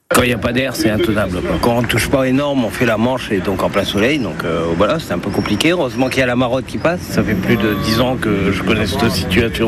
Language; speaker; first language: French; native; French